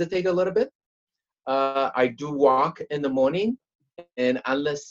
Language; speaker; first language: English; non-native, fluent; Tigrinya